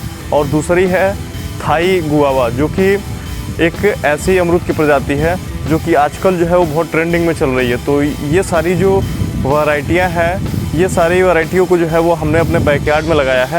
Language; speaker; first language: Hindi; native; Hindi